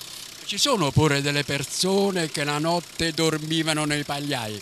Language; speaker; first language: Italian; native; Italian